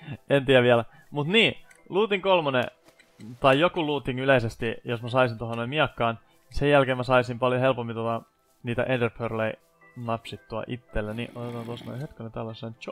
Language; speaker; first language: Finnish; native; Finnish